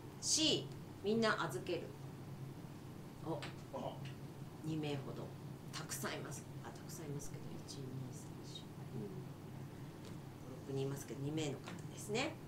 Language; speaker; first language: Japanese; native; Japanese